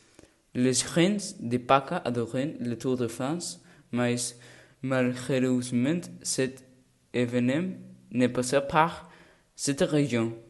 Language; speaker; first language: French; non-native, learner; Spanish